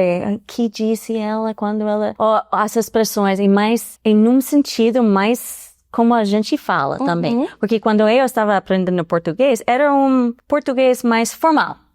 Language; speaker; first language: Portuguese; non-native, fluent; English